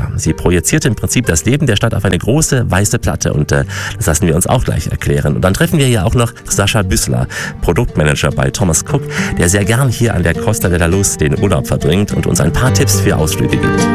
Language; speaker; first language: German; native; German